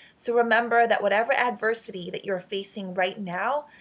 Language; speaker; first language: English; early bilingual, other home language; Filipino